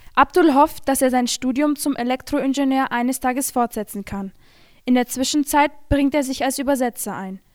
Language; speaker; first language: German; native; German